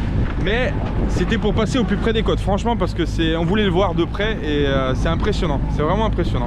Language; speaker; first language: French; native; French